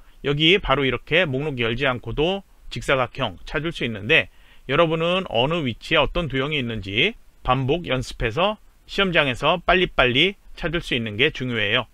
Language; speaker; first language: Korean; native; Korean